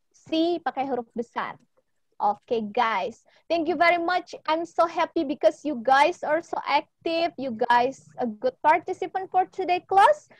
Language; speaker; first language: English; non-native, fluent; Indonesian